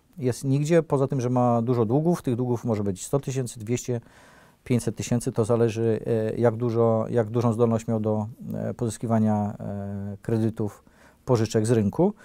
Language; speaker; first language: Polish; native; Polish